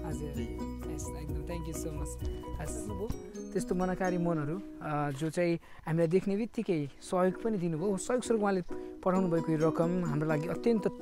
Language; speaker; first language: Nepali; native; Nepali